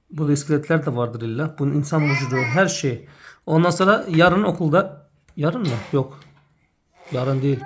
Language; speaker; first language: Turkish; early bilingual, heritage; Turkish